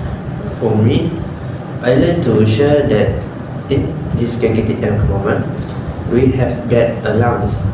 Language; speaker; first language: English; non-native, learner; Malay